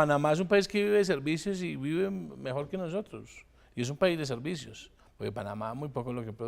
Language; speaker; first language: Spanish; native; Spanish